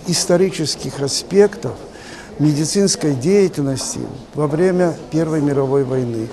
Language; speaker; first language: Russian; native; Russian